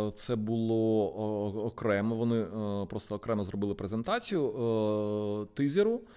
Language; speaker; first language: Ukrainian; non-native, local second language; Russian